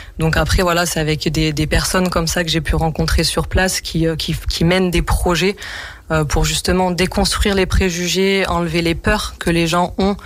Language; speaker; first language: French; native; French